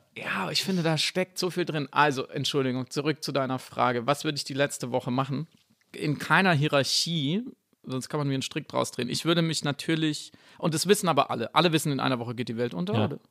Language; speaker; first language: German; native; German